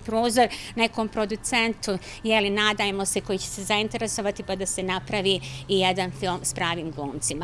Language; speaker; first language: Bosnian; native; Bosnian